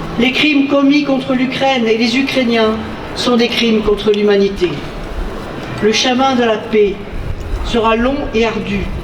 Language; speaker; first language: French; native; French